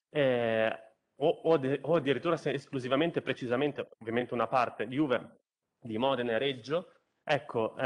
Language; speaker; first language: Italian; native; Italian